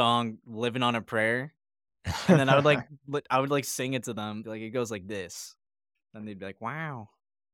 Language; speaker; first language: English; native; English